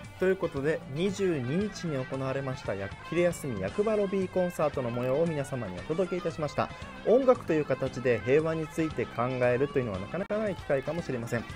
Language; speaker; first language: Japanese; native; Japanese